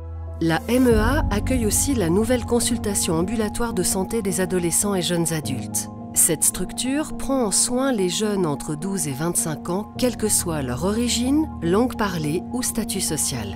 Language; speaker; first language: French; native; French